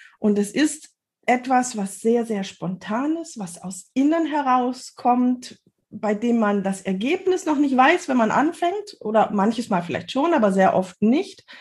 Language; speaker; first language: German; native; German